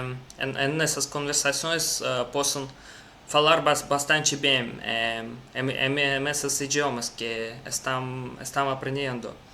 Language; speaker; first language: Portuguese; non-native, learner; Russian